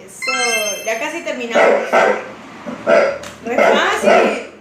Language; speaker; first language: Spanish; native; Spanish